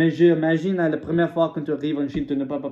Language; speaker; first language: French; non-native, learner; English